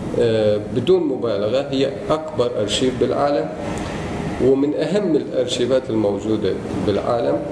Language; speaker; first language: Arabic; non-native, fluent; Turkish